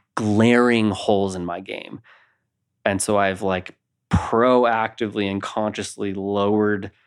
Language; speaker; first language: English; native; English